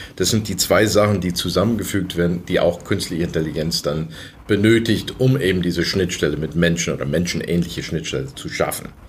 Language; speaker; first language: German; early bilingual, other home language; English